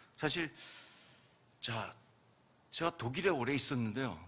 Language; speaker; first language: Korean; native; Korean